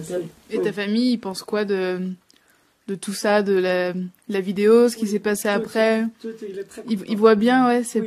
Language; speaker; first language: French; native; French